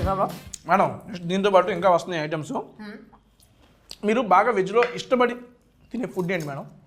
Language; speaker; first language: Telugu; native; Telugu